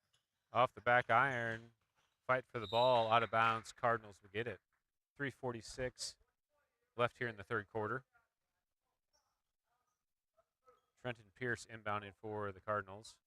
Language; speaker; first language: English; native; English